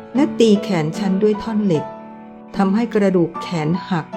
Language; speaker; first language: Thai; non-native, fluent; Chinese